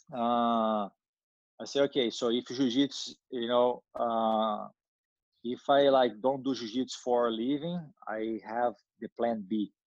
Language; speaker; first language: English; non-native, learner; Portuguese